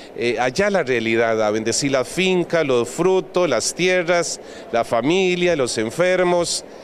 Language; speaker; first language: Spanish; native; Spanish